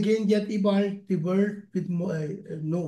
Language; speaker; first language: German; non-native, learner; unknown